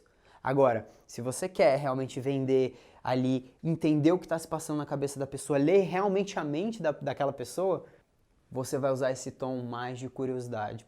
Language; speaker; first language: Portuguese; native; Portuguese